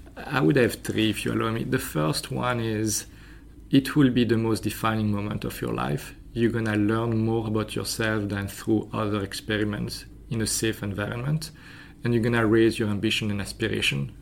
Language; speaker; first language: English; non-native, fluent; French